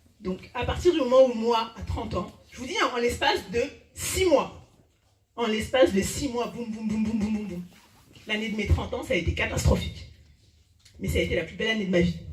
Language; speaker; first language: French; early bilingual, other home language; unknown